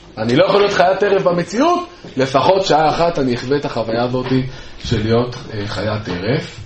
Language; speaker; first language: Hebrew; native; Hebrew